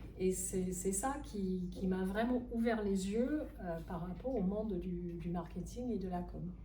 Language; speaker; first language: French; non-native, fluent; English